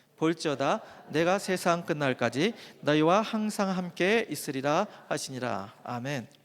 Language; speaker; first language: Korean; native; Korean